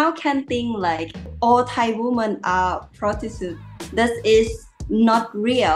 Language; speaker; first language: English; non-native, learner; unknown